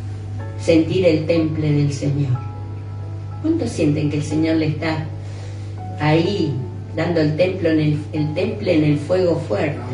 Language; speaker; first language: Spanish; native; Spanish